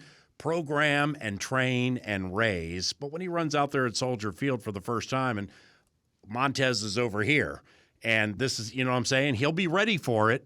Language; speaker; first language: English; native; English